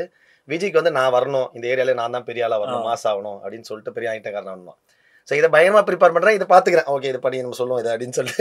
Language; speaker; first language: Tamil; native; Tamil